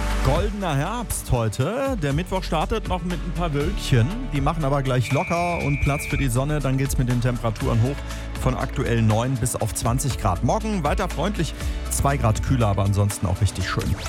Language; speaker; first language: German; native; German